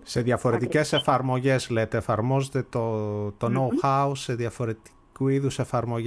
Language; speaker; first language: Greek; native; Greek